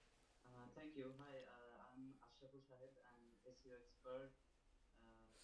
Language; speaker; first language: English; non-native, learner; Bangla